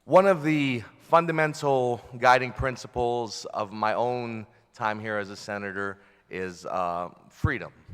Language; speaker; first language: English; early bilingual, other home language; Filipino